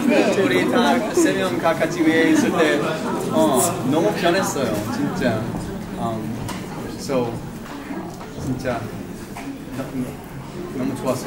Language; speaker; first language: Korean; early bilingual, heritage; English